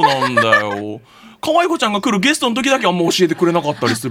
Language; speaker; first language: Japanese; native; Japanese